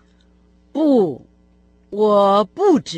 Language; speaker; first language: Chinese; non-native, fluent; Russian